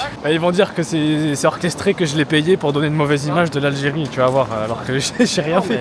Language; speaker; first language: French; native; French